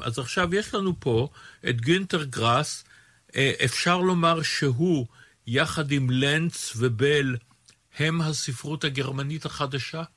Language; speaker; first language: Hebrew; native; Hebrew